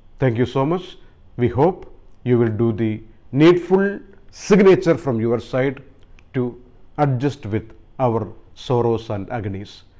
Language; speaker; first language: English; non-native, local second language; Malayalam